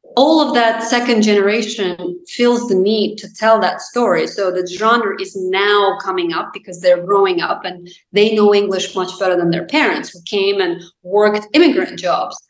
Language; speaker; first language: English; non-native, fluent; Azerbaijani